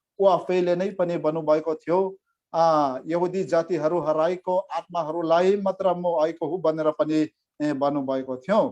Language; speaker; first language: Nepali; non-native, fluent; Mizo